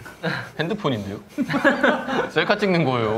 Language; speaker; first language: Korean; native; Korean